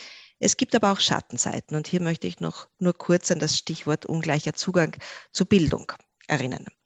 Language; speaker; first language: German; native; German